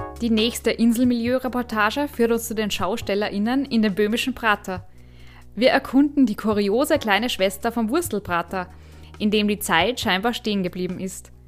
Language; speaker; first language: German; native; German